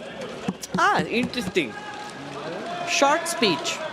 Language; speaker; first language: English; non-native, local second language; Hindi